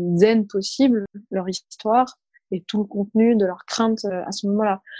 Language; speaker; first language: French; early bilingual, other home language; Arabic